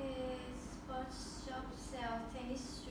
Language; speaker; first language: English; non-native, learner; Vietnamese